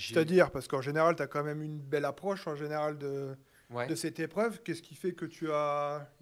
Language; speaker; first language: French; native; French